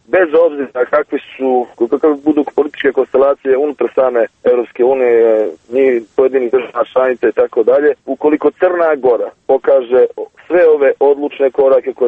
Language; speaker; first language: Serbian; native; Serbian